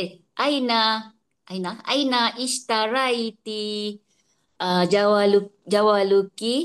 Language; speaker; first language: Arabic; non-native, learner; Malay